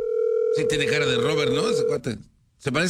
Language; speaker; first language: Spanish; native; Spanish